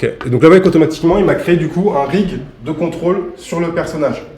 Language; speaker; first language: French; native; French